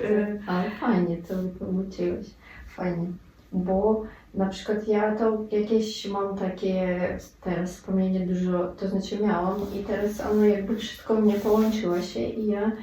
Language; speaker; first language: Polish; non-native, fluent; Russian